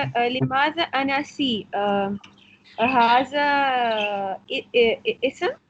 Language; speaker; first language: Arabic; non-native, learner; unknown